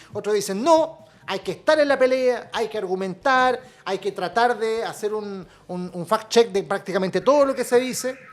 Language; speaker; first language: Spanish; native; Spanish